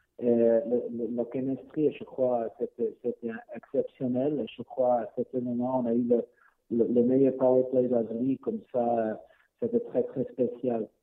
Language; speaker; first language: French; non-native, learner; Swiss German